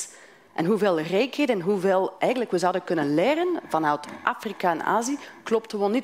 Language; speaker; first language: Dutch; non-native, fluent; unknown